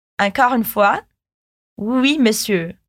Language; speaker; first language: French; non-native, fluent; Portuguese